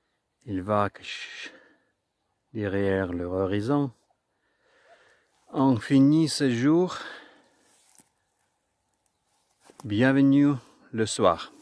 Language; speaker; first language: French; non-native, learner; Ukrainian